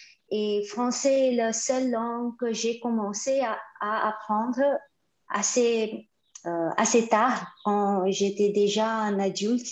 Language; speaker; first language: French; non-native, fluent; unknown